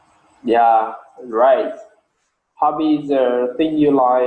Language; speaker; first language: English; non-native, learner; Vietnamese